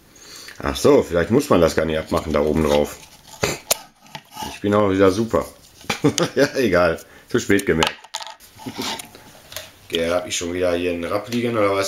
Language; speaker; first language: German; native; German